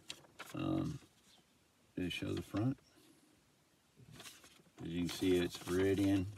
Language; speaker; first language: English; native; English